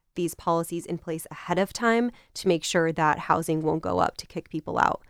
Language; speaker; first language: English; native; English